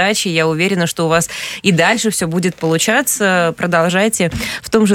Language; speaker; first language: Russian; native; Russian